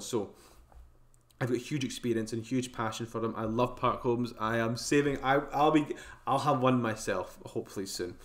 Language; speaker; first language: English; native; English